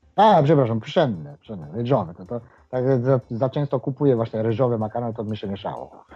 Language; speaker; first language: Polish; non-native, fluent; Japanese